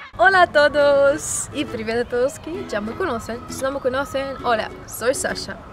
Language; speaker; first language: Spanish; non-native, fluent; Russian